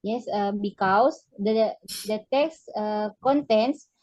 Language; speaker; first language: English; non-native, learner; Indonesian